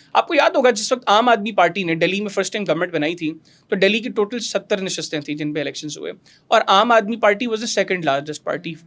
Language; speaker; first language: Urdu; non-native, local second language; Pashto